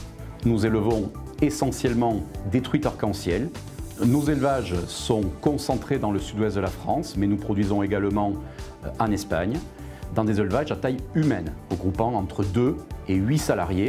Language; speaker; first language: French; native; French